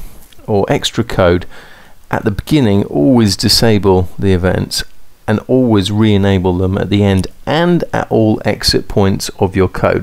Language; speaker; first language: English; native; English